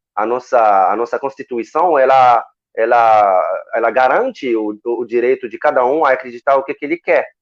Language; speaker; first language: Portuguese; non-native, fluent; Arabic